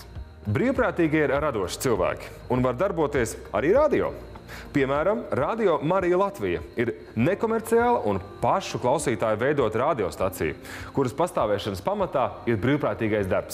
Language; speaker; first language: Latvian; native; Latvian